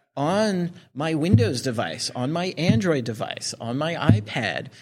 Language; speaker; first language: English; native; English